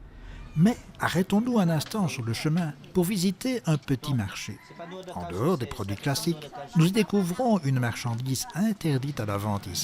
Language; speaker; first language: French; native; French